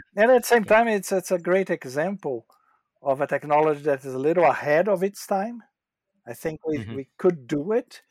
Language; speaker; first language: English; non-native, fluent; Portuguese